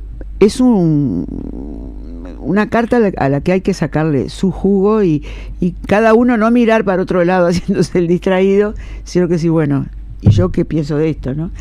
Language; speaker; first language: Spanish; native; Spanish